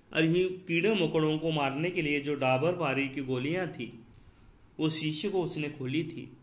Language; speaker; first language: Hindi; non-native, local second language; Marathi